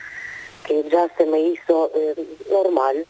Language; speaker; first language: Spanish; non-native, fluent; Ukrainian